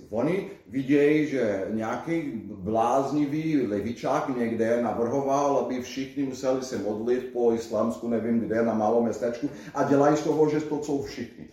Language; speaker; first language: Czech; non-native, fluent; Portuguese